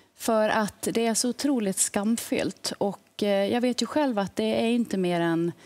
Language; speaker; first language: Swedish; native; Swedish